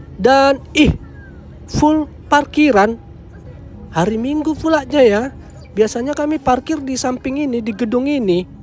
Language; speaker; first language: Indonesian; native; Indonesian